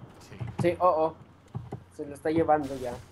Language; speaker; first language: Spanish; native; Spanish